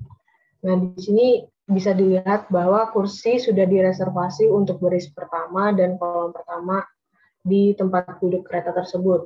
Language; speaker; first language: Indonesian; native; Indonesian